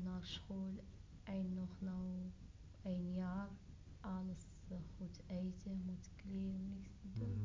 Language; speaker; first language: Dutch; non-native, learner; Arabic